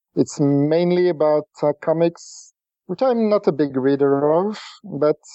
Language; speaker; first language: English; non-native, fluent; French